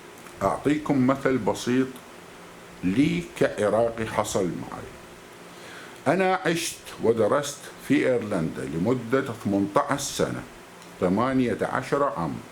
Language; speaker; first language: Arabic; native; Arabic